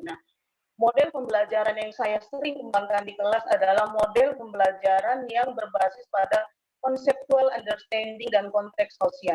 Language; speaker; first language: Indonesian; native; Indonesian